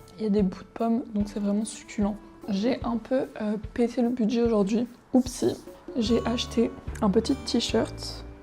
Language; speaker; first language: French; native; French